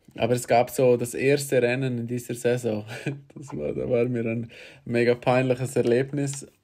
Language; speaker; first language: German; native; German